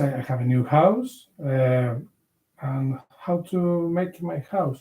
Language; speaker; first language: English; non-native, learner; Spanish